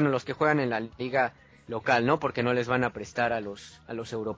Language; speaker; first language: Spanish; native; Spanish